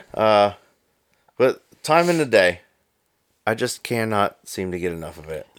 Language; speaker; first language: English; native; English